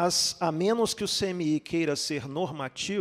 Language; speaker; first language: Portuguese; native; Portuguese